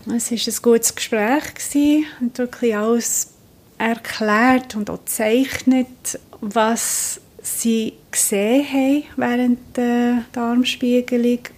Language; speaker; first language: German; non-native, fluent; English